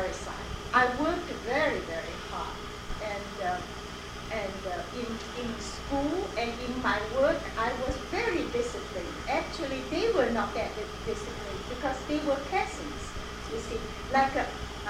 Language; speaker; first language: English; non-native, fluent; Chinese